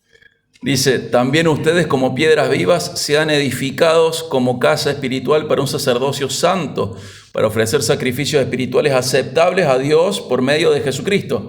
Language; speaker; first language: Spanish; native; Spanish